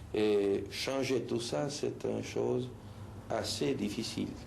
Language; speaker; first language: French; non-native, fluent; Spanish